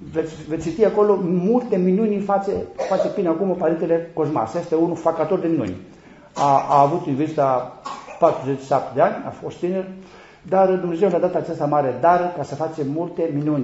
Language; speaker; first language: Romanian; non-native, learner; Greek